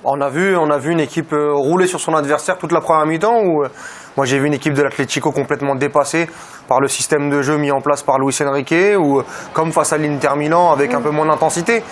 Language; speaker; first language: French; native; French